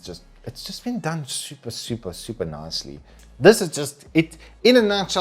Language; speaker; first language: English; native; English